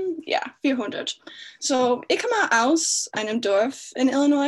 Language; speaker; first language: German; non-native, fluent; English